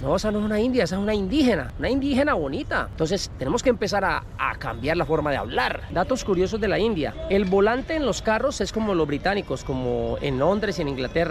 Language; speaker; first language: Spanish; native; Spanish